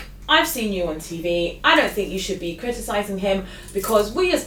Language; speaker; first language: English; native; English